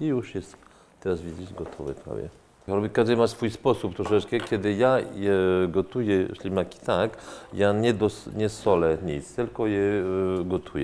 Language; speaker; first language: Polish; non-native, fluent; French